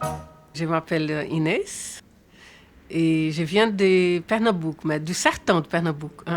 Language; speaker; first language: French; non-native, fluent; Portuguese